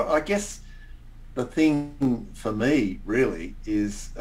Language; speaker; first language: English; native; English